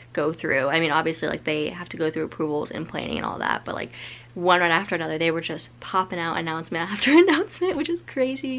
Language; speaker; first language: English; native; English